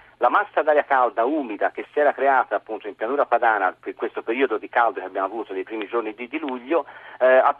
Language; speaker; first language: Italian; native; Italian